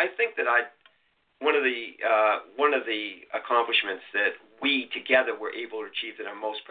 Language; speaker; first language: English; native; English